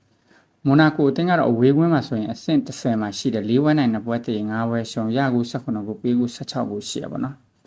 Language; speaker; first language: Burmese; native; Burmese